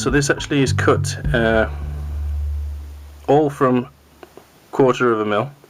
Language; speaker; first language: English; native; English